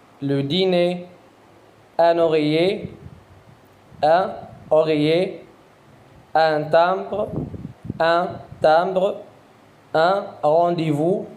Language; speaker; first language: French; non-native, fluent; Arabic